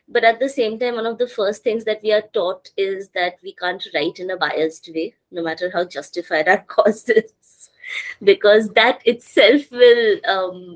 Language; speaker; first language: English; non-native, local second language; Bangla